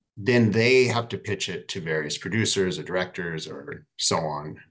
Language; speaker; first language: English; native; English